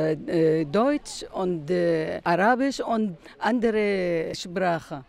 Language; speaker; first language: German; non-native, learner; Arabic